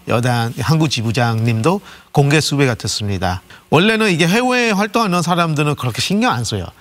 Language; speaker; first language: Korean; non-native, fluent; Burmese